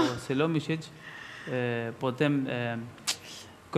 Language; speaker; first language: Slovenian; non-native, learner; Spanish